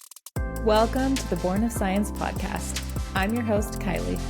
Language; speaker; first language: English; native; English